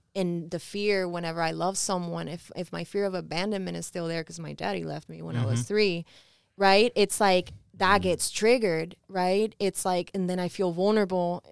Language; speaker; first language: English; early bilingual, other home language; Spanish